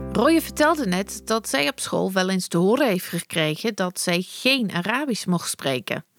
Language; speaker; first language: Dutch; non-native, fluent; English